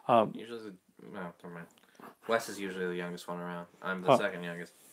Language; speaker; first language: English; native; English